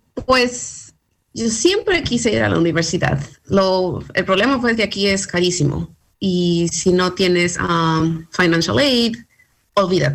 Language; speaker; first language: Spanish; early bilingual, heritage; Spanish